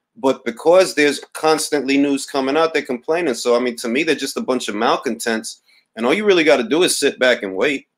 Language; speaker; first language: English; early bilingual, other home language; Spanish